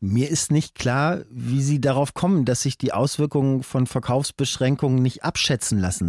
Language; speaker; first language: German; native; German